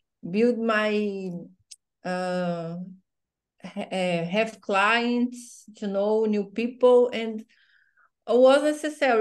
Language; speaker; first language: English; non-native, learner; Portuguese